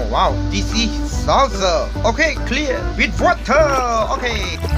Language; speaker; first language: English; non-native, learner; Khmer